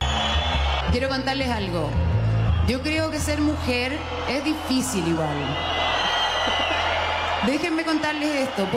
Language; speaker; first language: Spanish; native; Spanish